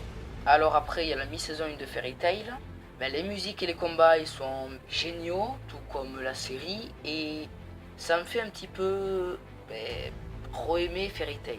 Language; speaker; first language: French; native; French